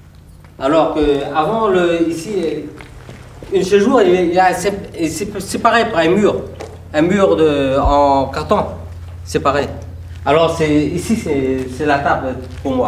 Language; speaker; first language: French; early bilingual, other home language; Vietnamese